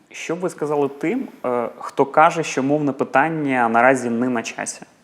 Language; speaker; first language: Ukrainian; native; Ukrainian